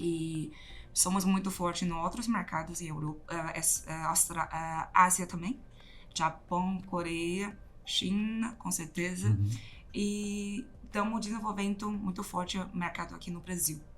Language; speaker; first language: Portuguese; non-native, fluent; Chinese